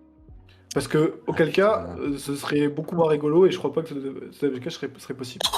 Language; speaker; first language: French; native; French